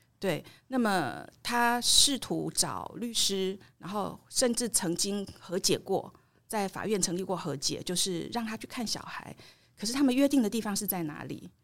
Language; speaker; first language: Chinese; native; Chinese